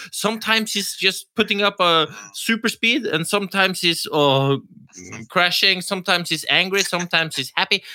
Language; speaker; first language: English; non-native, fluent; Norwegian